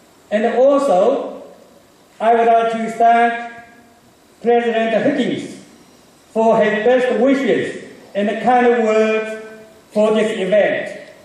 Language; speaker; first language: English; non-native, fluent; Chinese